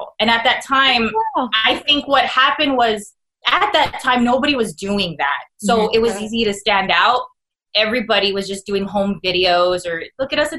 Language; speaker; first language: English; native; English